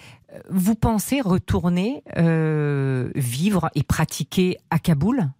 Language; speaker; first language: French; native; French